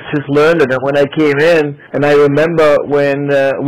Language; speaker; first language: English; non-native, fluent; German